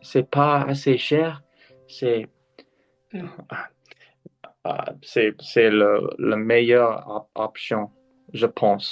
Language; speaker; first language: French; non-native, learner; English